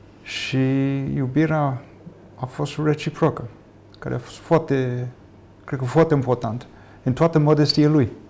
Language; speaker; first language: Romanian; non-native, fluent; English